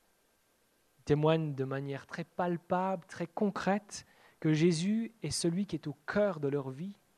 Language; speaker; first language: French; native; French